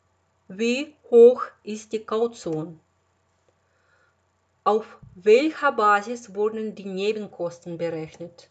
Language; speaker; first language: German; non-native, fluent; Russian